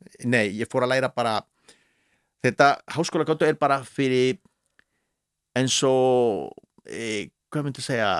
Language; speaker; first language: Icelandic; non-native, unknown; Spanish